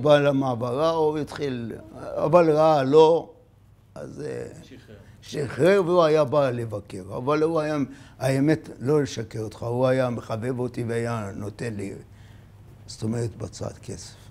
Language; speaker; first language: Hebrew; non-native, fluent; Arabic